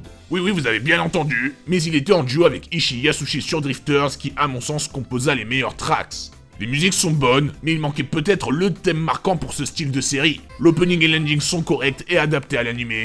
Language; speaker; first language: French; native; French